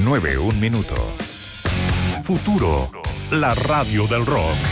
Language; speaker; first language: Spanish; native; Spanish